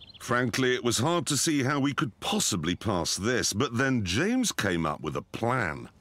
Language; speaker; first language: English; native; English